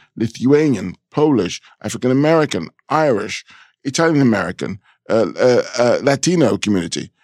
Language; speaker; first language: English; native; English